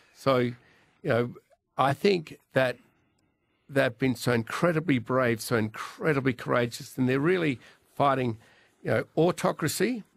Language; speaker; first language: English; native; English